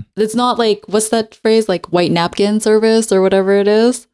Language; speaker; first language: English; native; English